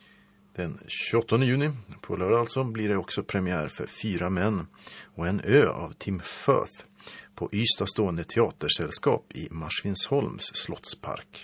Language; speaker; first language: Swedish; native; Swedish